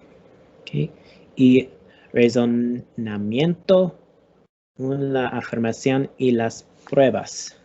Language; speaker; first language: Spanish; non-native, learner; English